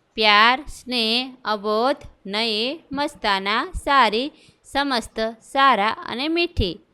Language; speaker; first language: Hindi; non-native, local second language; Gujarati